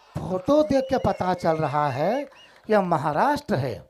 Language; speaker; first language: Hindi; non-native, local second language; Marathi